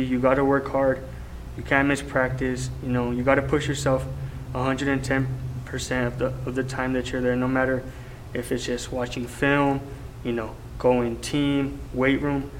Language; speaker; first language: English; native; English